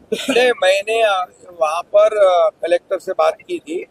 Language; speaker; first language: Hindi; non-native, local second language; Marathi